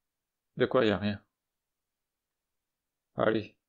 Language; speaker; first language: French; native; French